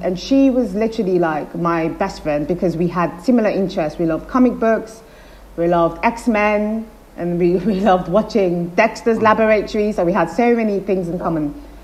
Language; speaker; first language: English; non-native, local second language; Igbo